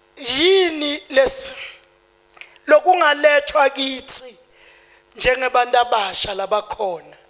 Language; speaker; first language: Zulu; native; Zulu